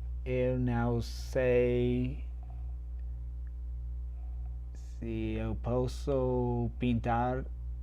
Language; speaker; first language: Portuguese; non-native, learner; English